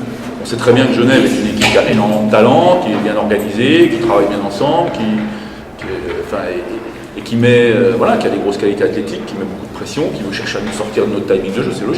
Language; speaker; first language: French; native; French